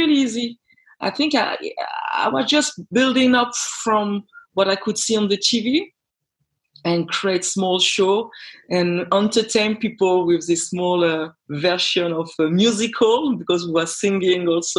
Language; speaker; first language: English; non-native, fluent; French